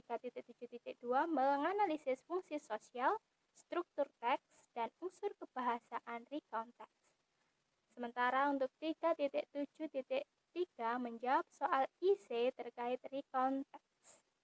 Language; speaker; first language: Indonesian; native; Indonesian